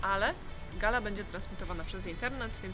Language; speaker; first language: Polish; native; Polish